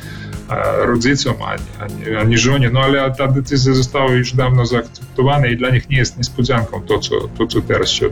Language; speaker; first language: Polish; early bilingual, heritage; Polish